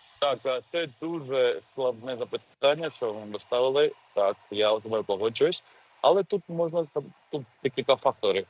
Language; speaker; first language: Ukrainian; non-native, fluent; Georgian